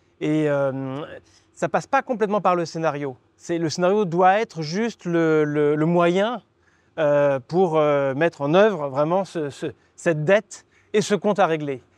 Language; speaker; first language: French; native; French